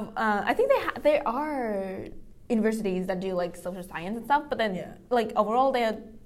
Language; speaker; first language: English; non-native, fluent; Vietnamese